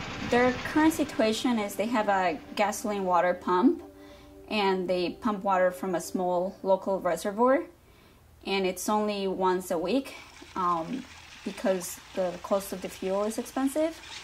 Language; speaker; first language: English; non-native, fluent; Spanish